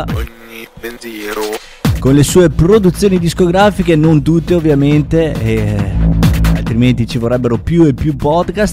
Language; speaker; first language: Italian; native; Italian